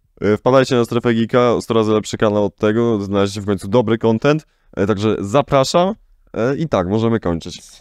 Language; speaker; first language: Polish; native; Polish